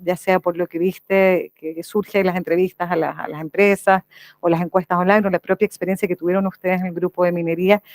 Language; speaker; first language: Spanish; native; Spanish